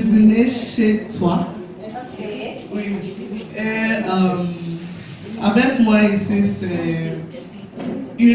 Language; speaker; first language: French; non-native, learner; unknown